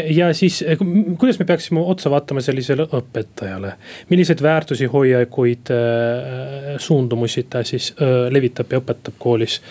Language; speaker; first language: Estonian; non-native, local second language; Russian